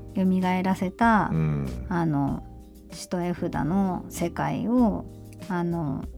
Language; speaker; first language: Japanese; native; Japanese